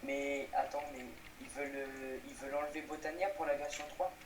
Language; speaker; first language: French; native; French